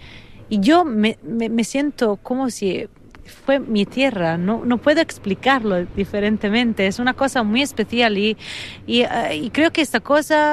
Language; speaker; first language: Spanish; non-native, fluent; Italian